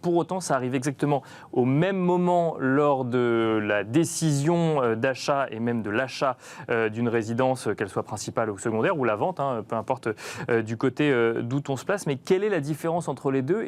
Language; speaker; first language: French; native; French